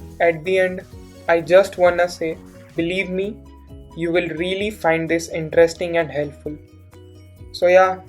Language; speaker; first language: English; non-native, local second language; Hindi